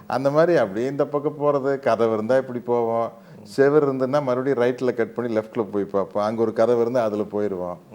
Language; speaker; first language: Tamil; native; Tamil